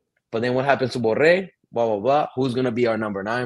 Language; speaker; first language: English; early bilingual, other home language; Spanish